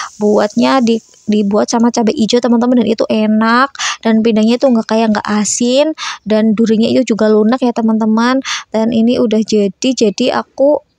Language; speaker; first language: Indonesian; native; Indonesian